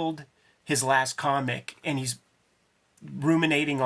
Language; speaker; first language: English; native; English